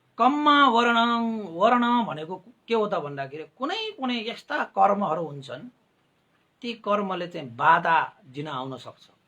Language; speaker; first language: Nepali; non-native, local second language; Newari